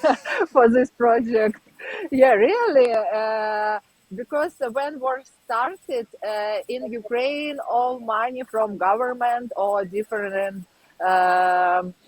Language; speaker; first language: English; non-native, learner; Ukrainian